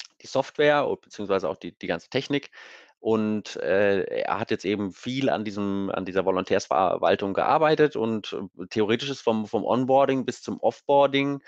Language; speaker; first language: German; native; German